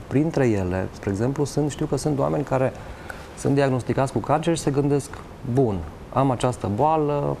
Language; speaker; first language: Romanian; native; Romanian